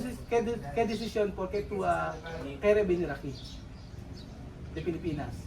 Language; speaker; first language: Spanish; non-native, learner; Filipino